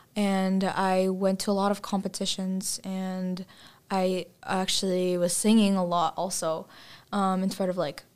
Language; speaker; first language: English; non-native, fluent; Russian